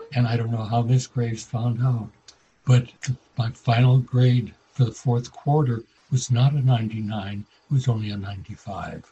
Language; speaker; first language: English; native; English